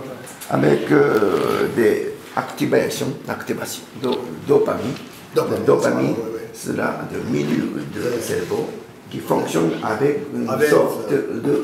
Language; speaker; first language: French; non-native, learner; Japanese